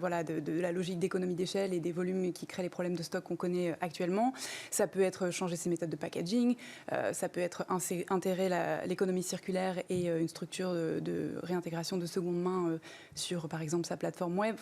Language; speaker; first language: French; native; French